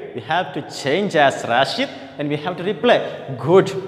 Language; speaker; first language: English; non-native, local second language; Malayalam